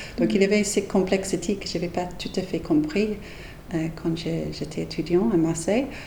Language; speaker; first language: French; non-native, fluent; English